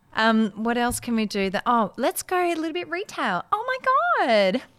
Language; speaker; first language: English; early bilingual, other home language; Dutch